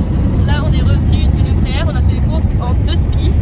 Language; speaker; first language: French; native; French